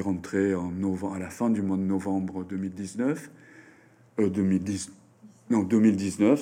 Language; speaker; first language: French; non-native, fluent; Japanese